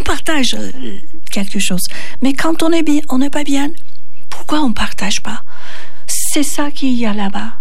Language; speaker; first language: French; non-native, fluent; Turkish